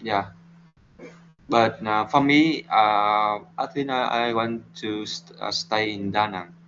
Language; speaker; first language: English; non-native, learner; Vietnamese